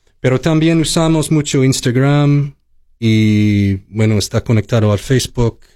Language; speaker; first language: Spanish; non-native, fluent; English